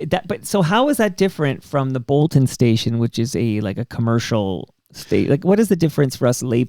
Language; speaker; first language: English; native; English